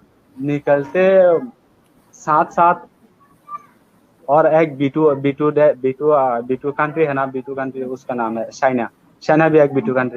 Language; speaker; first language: Hindi; non-native, learner; Rohingya